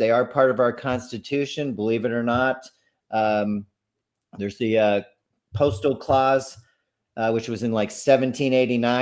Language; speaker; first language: English; native; English